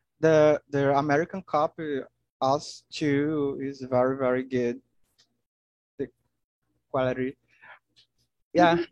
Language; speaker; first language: English; non-native, learner; Portuguese